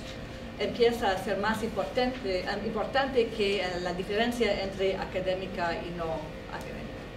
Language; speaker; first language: Spanish; non-native, fluent; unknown